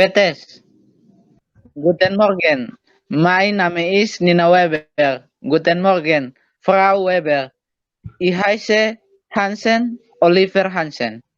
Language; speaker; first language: German; non-native, learner; Indonesian